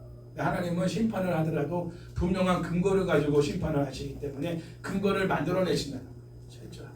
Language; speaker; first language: Korean; native; Korean